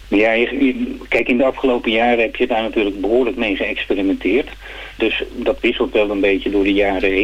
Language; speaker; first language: Dutch; native; Dutch